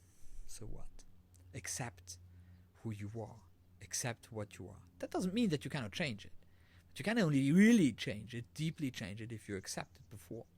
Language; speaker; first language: English; non-native, fluent; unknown